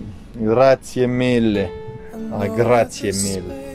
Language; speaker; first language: Italian; non-native, learner; French